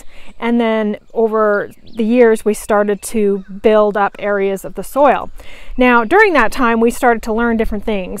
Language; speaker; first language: English; native; English